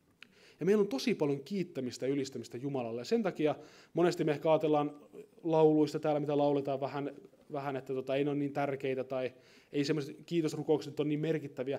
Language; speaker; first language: Finnish; native; Finnish